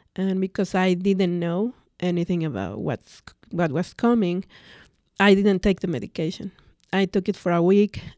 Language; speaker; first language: English; non-native, fluent; Spanish